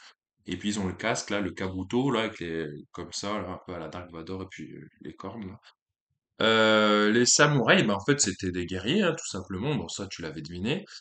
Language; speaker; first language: French; native; French